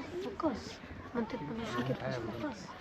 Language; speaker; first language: Lithuanian; early bilingual, heritage; Lithuanian